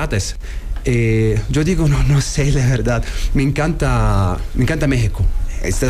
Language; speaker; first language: Spanish; non-native, learner; Arabic